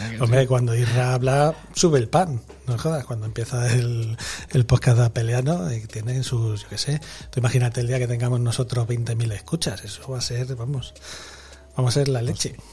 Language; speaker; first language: Spanish; native; Spanish